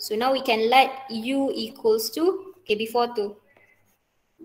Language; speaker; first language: English; non-native, local second language; Malay